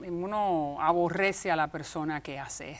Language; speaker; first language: Spanish; native; Spanish